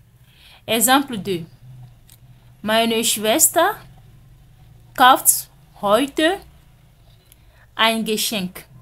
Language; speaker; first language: German; non-native, fluent; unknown